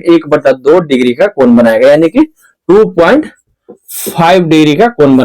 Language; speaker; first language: Hindi; native; Hindi